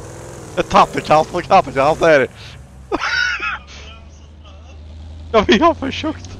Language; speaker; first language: Swedish; native; Swedish